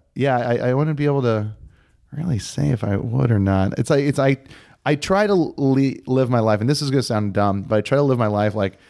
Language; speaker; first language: English; native; English